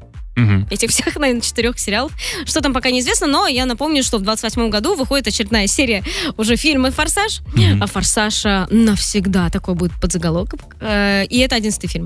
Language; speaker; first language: Russian; native; Russian